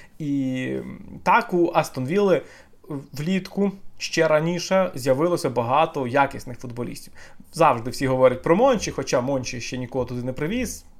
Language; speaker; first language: Ukrainian; native; Ukrainian